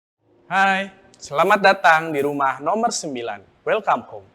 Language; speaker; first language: Indonesian; native; Indonesian